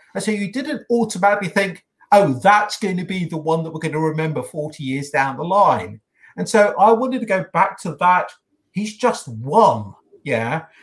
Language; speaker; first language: English; native; English